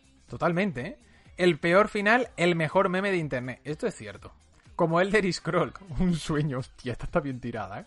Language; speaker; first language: Spanish; native; Spanish